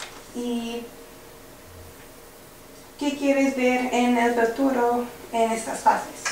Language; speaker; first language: Spanish; non-native, learner; English